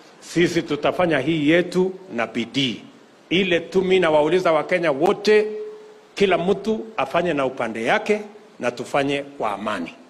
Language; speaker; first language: Swahili; non-native, local second language; Kalenjin